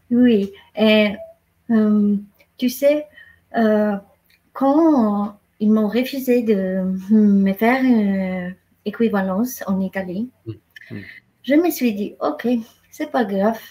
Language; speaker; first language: French; non-native, fluent; Polish